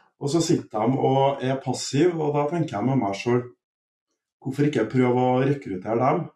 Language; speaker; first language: Norwegian; native; Norwegian